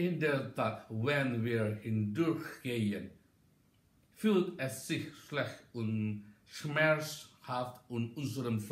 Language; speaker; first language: German; non-native, learner; Indonesian